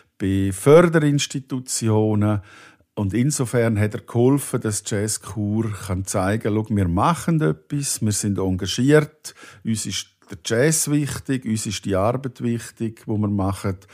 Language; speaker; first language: German; native; German